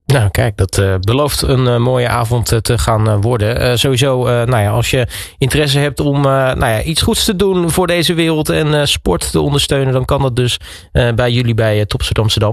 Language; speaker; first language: Dutch; native; Dutch